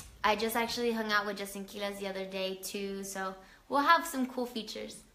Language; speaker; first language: English; early bilingual, other home language; Spanish